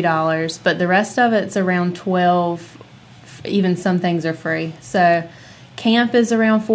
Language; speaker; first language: English; native; English